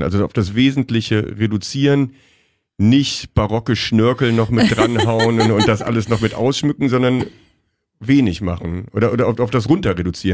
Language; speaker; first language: German; native; German